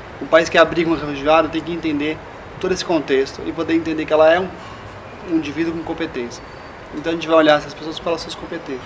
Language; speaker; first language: Portuguese; native; Portuguese